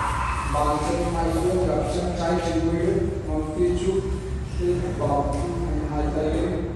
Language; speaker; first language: Vietnamese; non-native, learner; Hindi